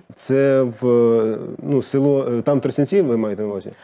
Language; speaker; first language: Ukrainian; non-native, local second language; Russian